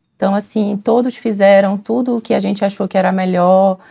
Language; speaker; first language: Portuguese; native; Portuguese